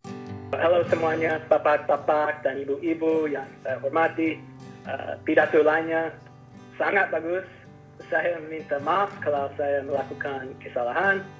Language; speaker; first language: Indonesian; non-native, learner; English